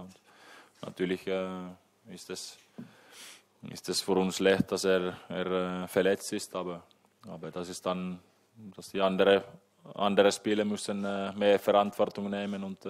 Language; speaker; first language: German; non-native, fluent; Finnish